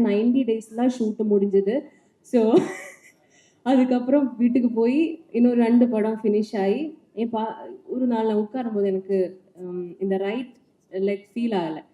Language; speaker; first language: Tamil; non-native, learner; Malayalam